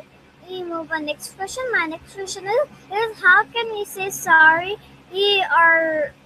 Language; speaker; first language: English; non-native, learner; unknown